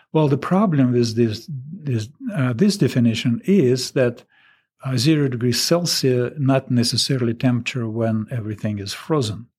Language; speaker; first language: English; non-native, fluent; Russian